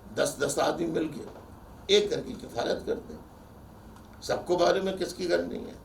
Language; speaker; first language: Urdu; native; Urdu